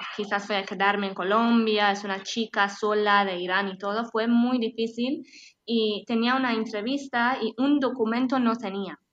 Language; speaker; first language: Spanish; non-native, fluent; Persian